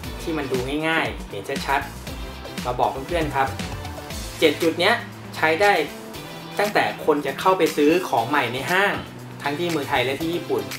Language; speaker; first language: Thai; native; Thai